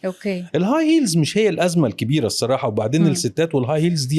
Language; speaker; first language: Arabic; native; Arabic